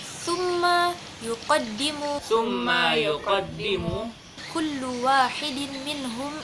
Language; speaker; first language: Arabic; non-native, fluent; Indonesian